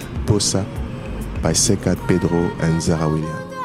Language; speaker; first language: English; non-native, fluent; Lingala